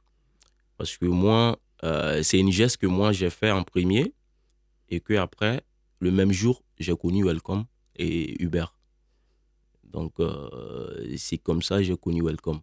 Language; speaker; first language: French; non-native, local second language; Bambara